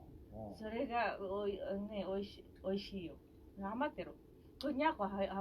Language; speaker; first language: Japanese; non-native, fluent; Filipino